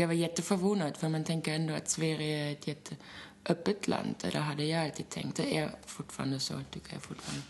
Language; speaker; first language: Swedish; non-native, fluent; German